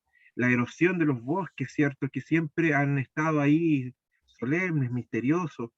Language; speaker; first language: Spanish; native; Spanish